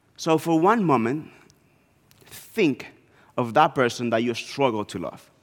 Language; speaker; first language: English; non-native, fluent; Spanish